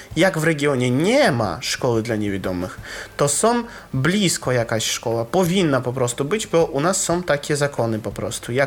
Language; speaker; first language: Polish; non-native, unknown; Russian